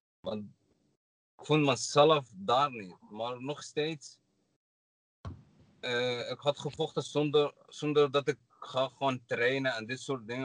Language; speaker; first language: Dutch; non-native, learner; Arabic